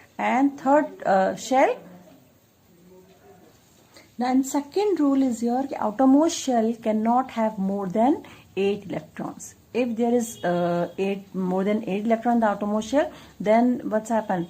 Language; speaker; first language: English; non-native, local second language; Hindi